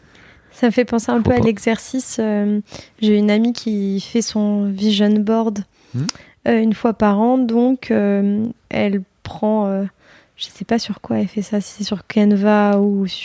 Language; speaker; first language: French; native; French